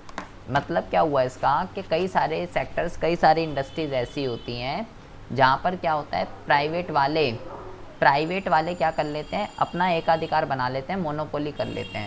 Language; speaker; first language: Hindi; native; Hindi